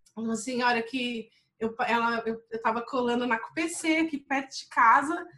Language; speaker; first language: Portuguese; native; Portuguese